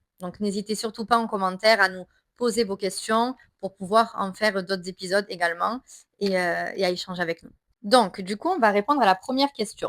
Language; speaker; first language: French; native; French